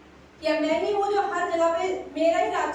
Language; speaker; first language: Hindi; native; Hindi